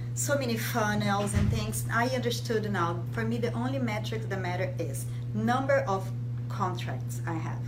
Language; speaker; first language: English; non-native, fluent; Portuguese